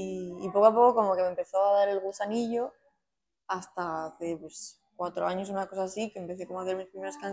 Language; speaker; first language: Spanish; native; Spanish